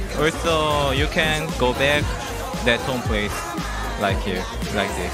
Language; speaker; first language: English; non-native, learner; Korean